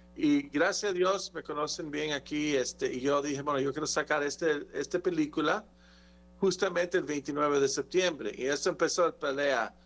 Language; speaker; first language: Spanish; native; Spanish